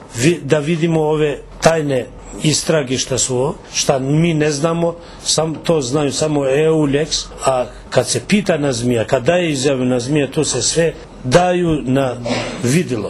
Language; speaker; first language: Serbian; non-native, local second language; Albanian